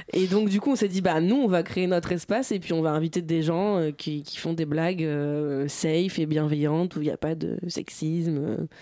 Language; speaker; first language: French; native; French